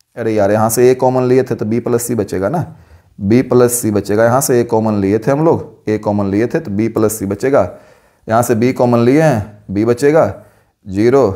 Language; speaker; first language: Hindi; native; Hindi